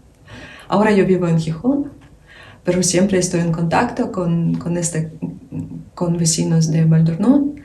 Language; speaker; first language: Spanish; non-native, learner; Ukrainian